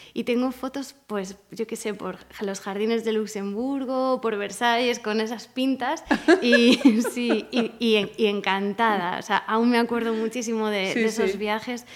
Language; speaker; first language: Spanish; native; Spanish